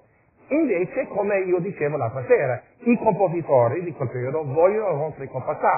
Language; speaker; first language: Italian; non-native, fluent; English